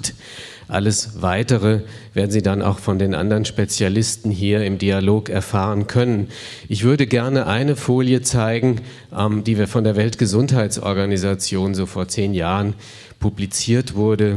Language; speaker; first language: German; native; German